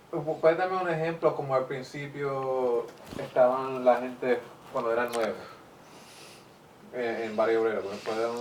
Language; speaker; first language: Spanish; early bilingual, heritage; English